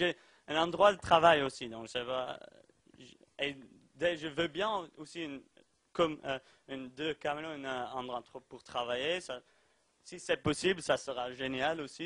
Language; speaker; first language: French; non-native, learner; Dutch